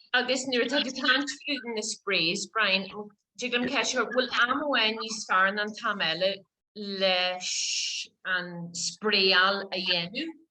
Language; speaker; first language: Irish; native; Irish